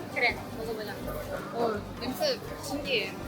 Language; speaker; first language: Korean; non-native, fluent; Russian